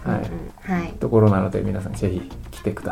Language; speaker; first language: Japanese; non-native, fluent; Korean